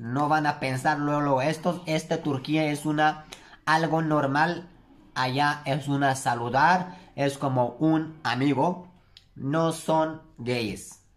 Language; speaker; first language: Spanish; non-native, learner; Turkish